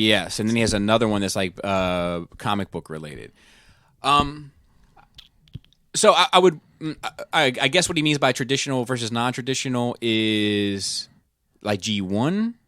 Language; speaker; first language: English; native; English